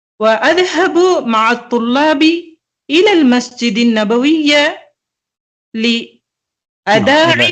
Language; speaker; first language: Arabic; non-native, learner; Tamil